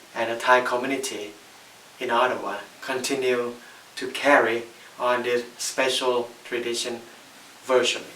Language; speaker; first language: English; non-native, fluent; Thai